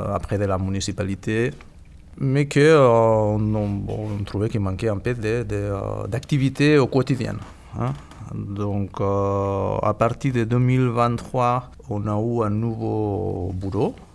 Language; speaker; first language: French; non-native, fluent; Catalan